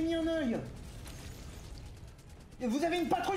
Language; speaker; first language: French; native; French